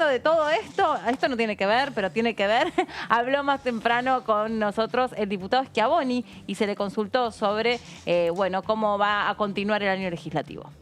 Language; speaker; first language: Spanish; native; Spanish